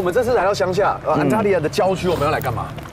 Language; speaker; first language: Chinese; native; Chinese